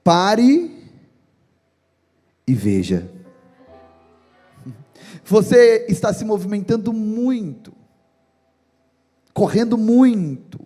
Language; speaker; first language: Portuguese; native; Portuguese